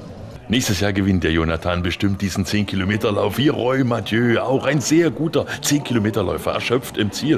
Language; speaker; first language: German; native; German